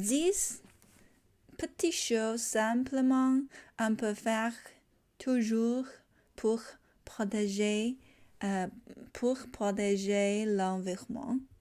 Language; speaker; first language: French; non-native, learner; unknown